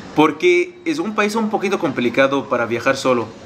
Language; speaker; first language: Spanish; non-native, fluent; Arabic